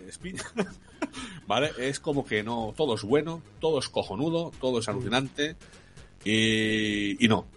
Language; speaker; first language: Spanish; native; Spanish